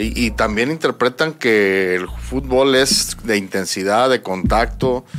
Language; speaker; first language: Spanish; native; Spanish